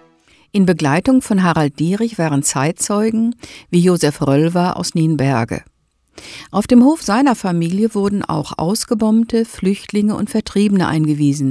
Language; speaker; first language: German; native; German